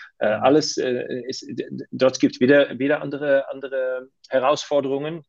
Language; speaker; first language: German; non-native, learner; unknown